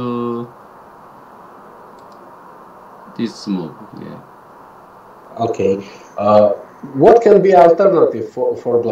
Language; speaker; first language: English; non-native, fluent; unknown